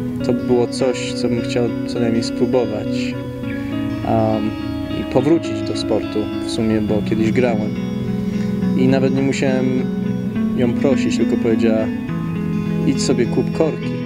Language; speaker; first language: Polish; early bilingual, heritage; Polish